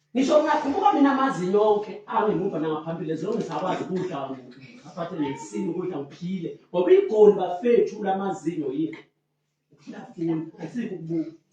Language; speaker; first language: Zulu; native; Zulu